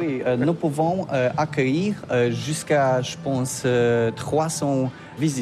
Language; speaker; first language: French; non-native, learner; Polish